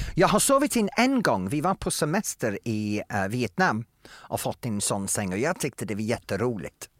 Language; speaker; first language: Swedish; non-native, fluent; English